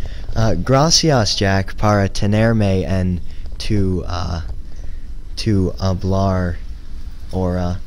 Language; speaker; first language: Spanish; non-native, learner; English